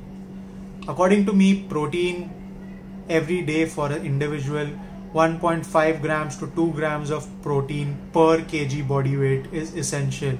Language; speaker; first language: English; non-native, local second language; Hindi